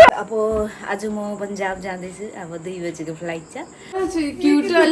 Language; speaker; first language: Malayalam; non-native, learner; Nepali